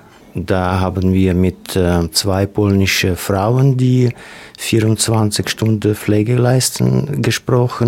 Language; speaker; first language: German; non-native, fluent; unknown